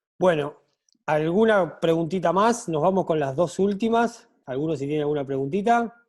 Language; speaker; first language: Spanish; native; Spanish